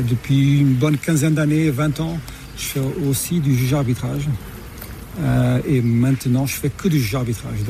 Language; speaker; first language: French; non-native, fluent; Portuguese